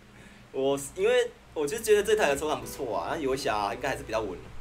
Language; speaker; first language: Chinese; native; Chinese